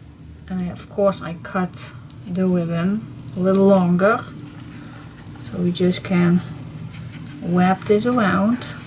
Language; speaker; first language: English; non-native, fluent; Dutch